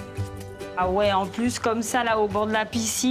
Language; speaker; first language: French; native; French